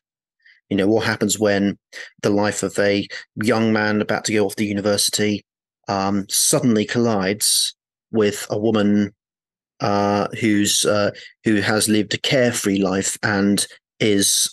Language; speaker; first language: English; native; English